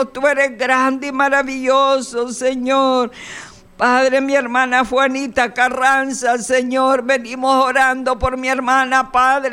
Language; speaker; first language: Spanish; native; Spanish